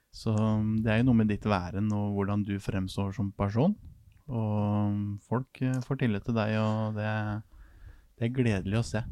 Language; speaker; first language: Norwegian; native; Norwegian